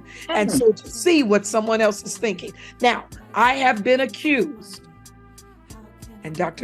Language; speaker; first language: English; native; English